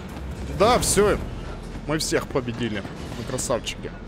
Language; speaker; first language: Russian; native; Russian